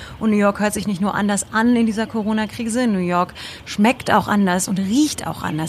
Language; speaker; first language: German; native; German